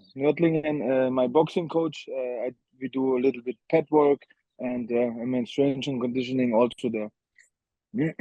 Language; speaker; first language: English; non-native, learner; German